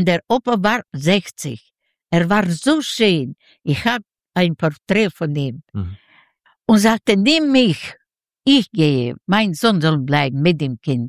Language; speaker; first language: German; non-native, learner; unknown